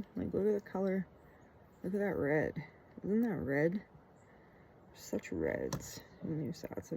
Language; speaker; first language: English; native; English